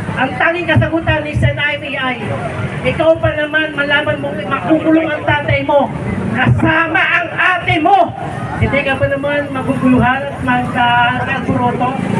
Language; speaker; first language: Filipino; native; Filipino